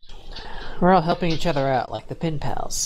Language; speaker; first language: English; native; English